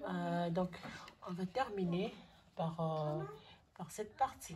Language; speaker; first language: French; non-native, local second language; Arabic